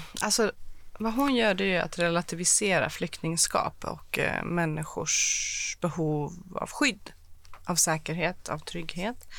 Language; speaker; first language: Swedish; early bilingual, other home language; Persian